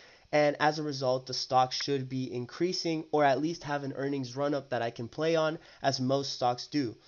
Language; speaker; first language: English; native; English